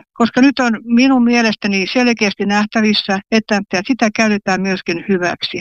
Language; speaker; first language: Finnish; native; Finnish